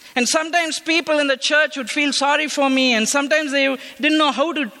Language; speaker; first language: English; non-native, local second language; Tamil